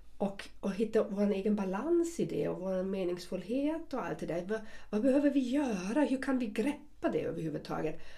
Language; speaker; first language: Swedish; non-native, fluent; German